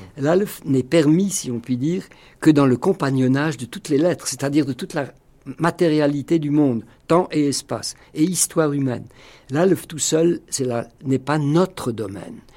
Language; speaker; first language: French; non-native, local second language; Swiss German